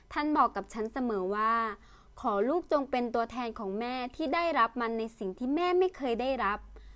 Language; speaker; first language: Thai; early bilingual, other home language; Lao